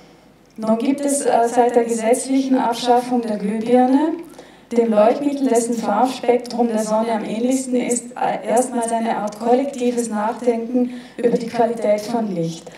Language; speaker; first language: German; native; German